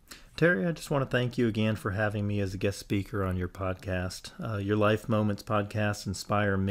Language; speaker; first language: English; native; English